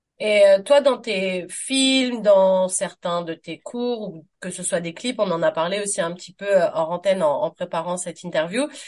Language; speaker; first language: French; native; French